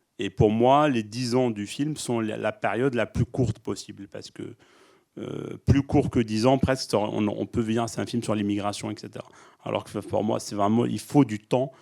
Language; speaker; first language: French; early bilingual, other home language; Arabic